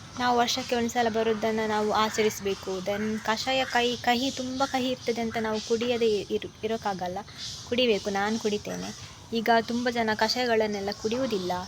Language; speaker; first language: Kannada; non-native, local second language; Tulu